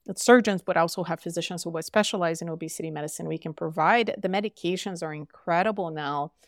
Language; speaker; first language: English; non-native, fluent; Portuguese